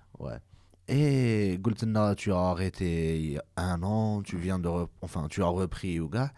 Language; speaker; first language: French; non-native, local second language; Arabic